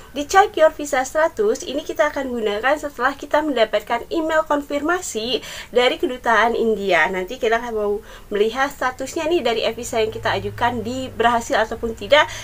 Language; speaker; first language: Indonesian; native; Indonesian